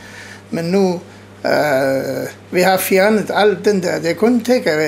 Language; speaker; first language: Danish; non-native, learner; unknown